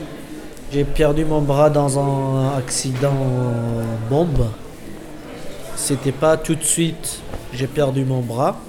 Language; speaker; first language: French; non-native, learner; Kurdish